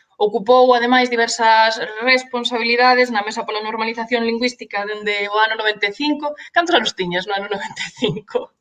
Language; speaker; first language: Galician; native; Galician